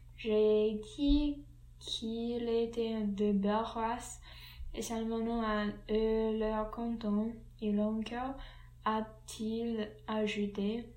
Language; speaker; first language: French; non-native, learner; English